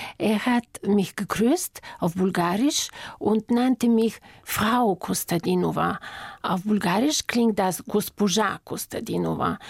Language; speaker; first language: German; non-native, fluent; Bulgarian